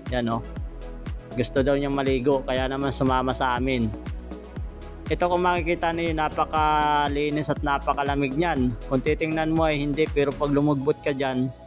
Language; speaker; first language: Filipino; native; Filipino